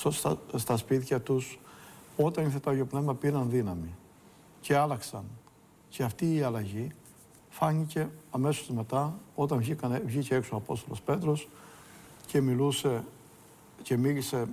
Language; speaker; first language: Greek; native; Greek